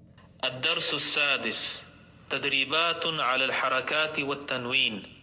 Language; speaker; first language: Arabic; non-native, fluent; Oromo